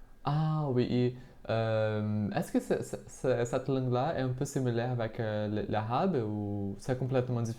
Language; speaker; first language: French; non-native, fluent; Portuguese